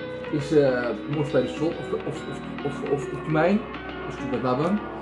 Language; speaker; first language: Dutch; native; Dutch